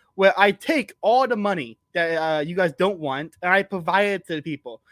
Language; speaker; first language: English; native; English